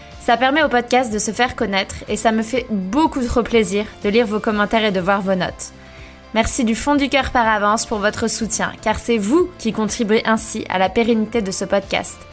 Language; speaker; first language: French; native; French